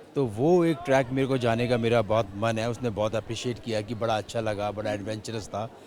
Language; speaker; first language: Hindi; native; Hindi